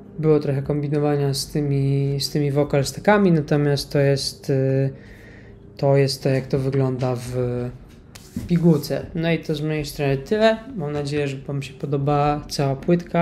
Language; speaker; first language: Polish; native; Polish